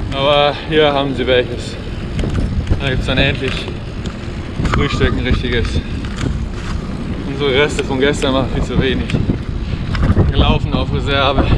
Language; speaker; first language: German; native; German